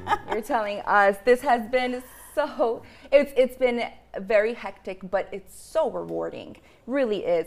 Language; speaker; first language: English; early bilingual, other home language; Spanish